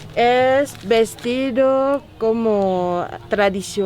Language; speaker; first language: Spanish; non-native, learner; Thai